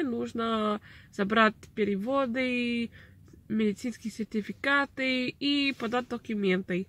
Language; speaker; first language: Russian; non-native, fluent; English